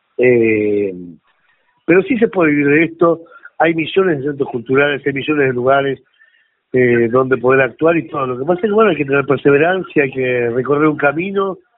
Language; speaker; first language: Spanish; native; Spanish